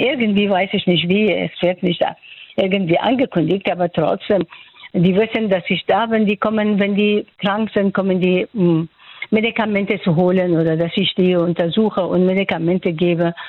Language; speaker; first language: German; non-native, fluent; Persian